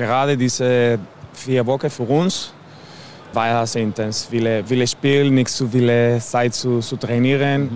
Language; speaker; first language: German; non-native, learner; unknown